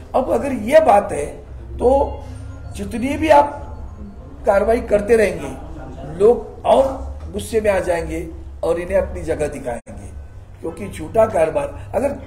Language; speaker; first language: Hindi; non-native, local second language; Marathi